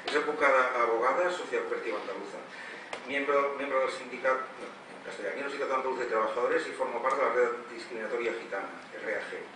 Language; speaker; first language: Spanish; non-native, local second language; Catalan